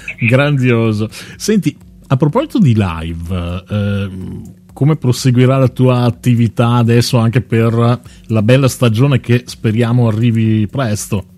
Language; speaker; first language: Italian; native; Italian